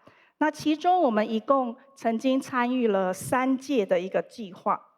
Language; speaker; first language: Chinese; native; Chinese